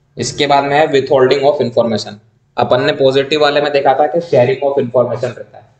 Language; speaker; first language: Hindi; native; Hindi